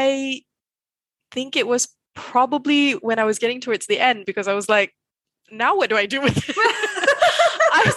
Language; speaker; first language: English; non-native, local second language; Malay